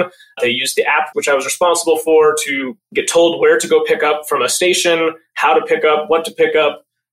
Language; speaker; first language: English; native; English